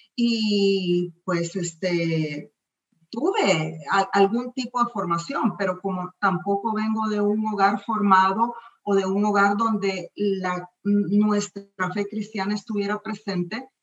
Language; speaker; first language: Spanish; native; Spanish